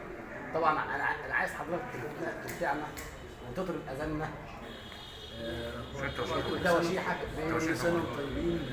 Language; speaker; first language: Arabic; native; Arabic